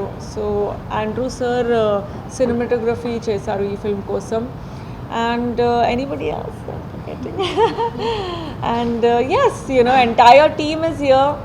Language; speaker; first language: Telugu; non-native, fluent; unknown